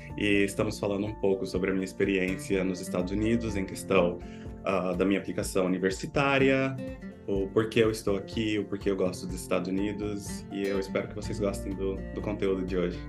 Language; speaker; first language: Portuguese; early bilingual, heritage; Portuguese